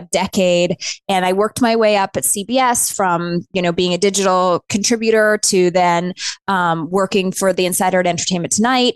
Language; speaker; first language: English; native; English